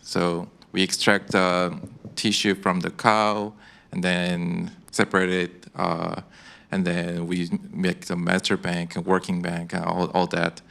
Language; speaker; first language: English; non-native, fluent; Korean